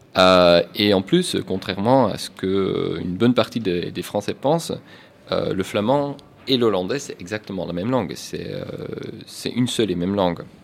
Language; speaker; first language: French; non-native, fluent; Dutch